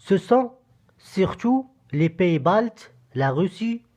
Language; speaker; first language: French; non-native, local second language; Arabic